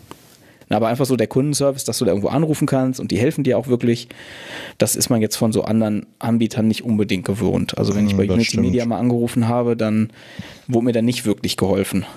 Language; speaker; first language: German; native; German